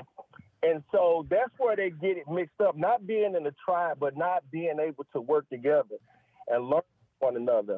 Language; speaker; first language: English; native; English